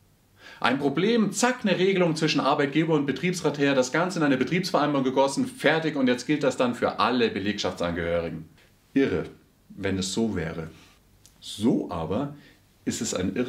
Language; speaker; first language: German; native; German